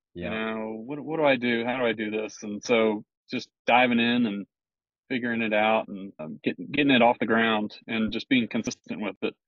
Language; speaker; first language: English; native; English